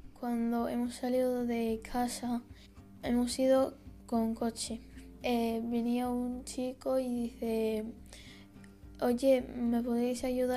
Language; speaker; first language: Spanish; non-native, learner; Arabic